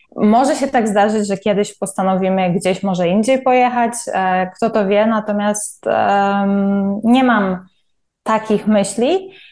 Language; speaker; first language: Polish; native; Polish